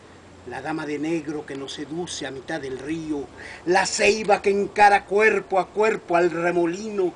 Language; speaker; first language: Spanish; native; Spanish